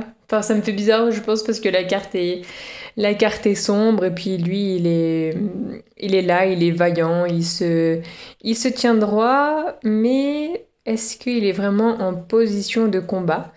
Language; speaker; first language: French; native; French